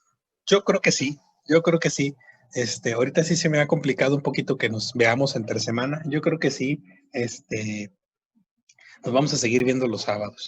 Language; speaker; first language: Spanish; native; Spanish